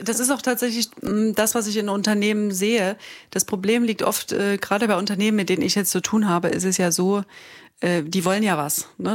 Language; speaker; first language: German; native; German